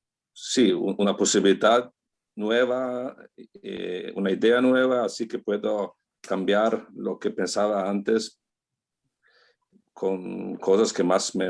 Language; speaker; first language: Spanish; non-native, learner; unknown